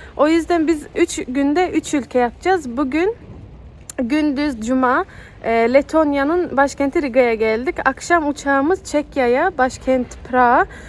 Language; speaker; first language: Turkish; early bilingual, heritage; Turkish